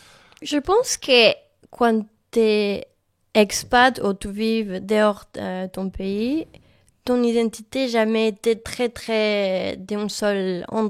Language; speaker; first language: French; non-native, learner; Spanish